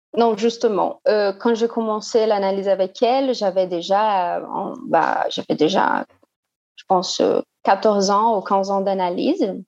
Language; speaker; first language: French; non-native, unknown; Portuguese